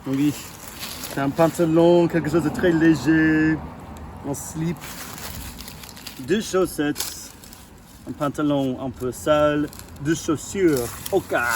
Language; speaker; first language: French; non-native, fluent; English